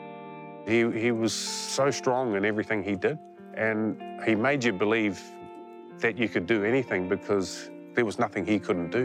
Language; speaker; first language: English; native; English